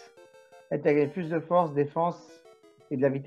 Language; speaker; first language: French; native; French